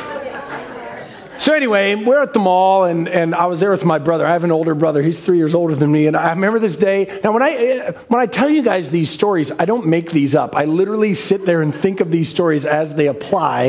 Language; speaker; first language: English; native; English